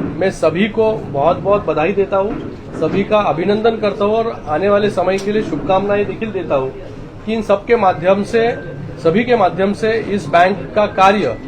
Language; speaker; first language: Hindi; non-native, local second language; Marathi